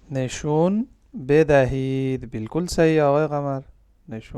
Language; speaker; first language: Persian; non-native, fluent; Urdu